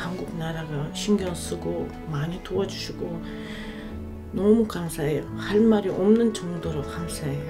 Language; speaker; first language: Korean; non-native, learner; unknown